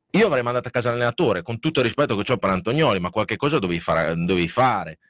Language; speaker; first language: Italian; non-native, fluent; Spanish